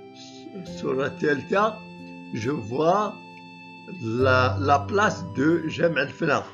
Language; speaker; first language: French; non-native, local second language; Arabic